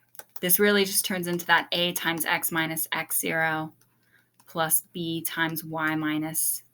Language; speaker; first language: English; native; English